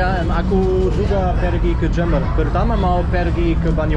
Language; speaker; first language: Indonesian; non-native, learner; German